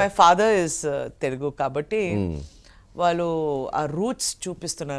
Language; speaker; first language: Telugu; non-native, local second language; Tamil